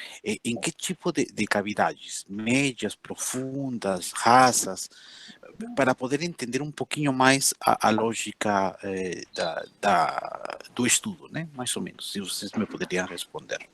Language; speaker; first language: Portuguese; non-native, fluent; Spanish